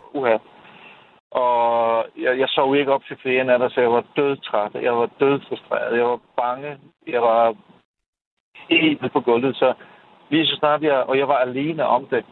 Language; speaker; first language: Danish; non-native, fluent; Polish